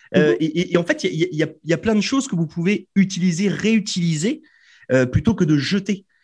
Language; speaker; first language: French; native; French